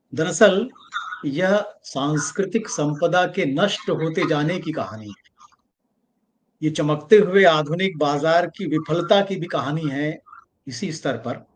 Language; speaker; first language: Hindi; native; Hindi